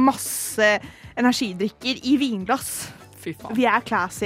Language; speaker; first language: Norwegian; native; Norwegian